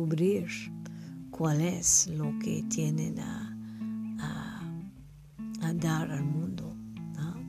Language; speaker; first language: Spanish; non-native, learner; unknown